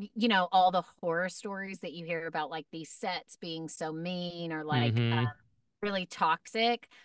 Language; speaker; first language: English; native; English